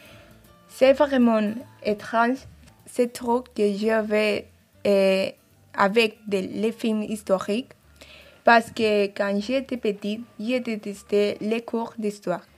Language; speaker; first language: French; non-native, fluent; Spanish